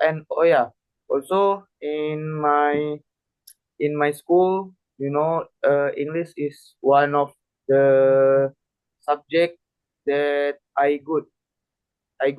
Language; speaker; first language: English; non-native, learner; Indonesian